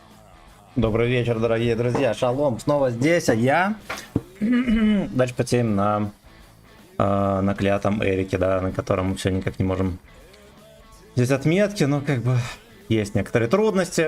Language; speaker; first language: Russian; native; Russian